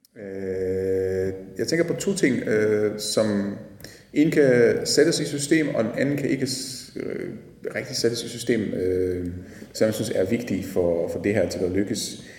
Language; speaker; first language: Danish; non-native, fluent; Polish